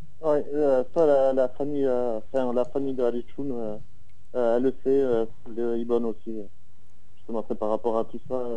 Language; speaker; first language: French; native; French